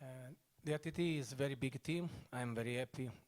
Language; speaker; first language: English; non-native, learner; Italian